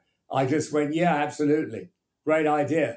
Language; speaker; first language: English; native; English